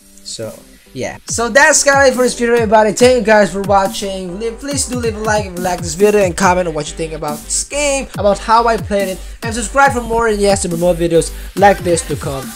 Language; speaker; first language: English; non-native, local second language; Filipino